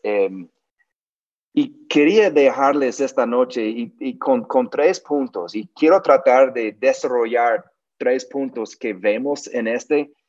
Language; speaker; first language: Spanish; non-native, learner; English